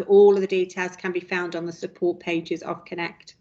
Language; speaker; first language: English; native; English